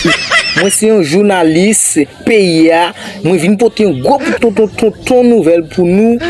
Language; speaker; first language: French; non-native, learner; Haitian Creole